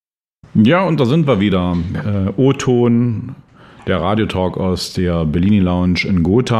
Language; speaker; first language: German; native; German